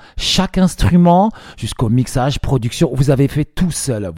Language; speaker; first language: French; native; French